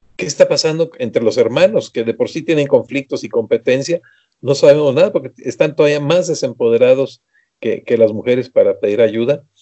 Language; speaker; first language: Spanish; native; Spanish